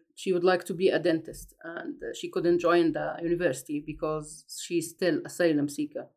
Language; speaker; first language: English; non-native, fluent; Arabic